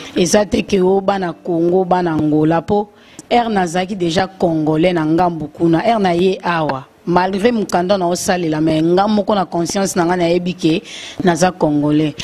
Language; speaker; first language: Lingala; native; Lingala